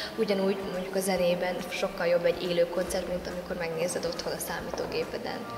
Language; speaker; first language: Hungarian; early bilingual, other home language; Vietnamese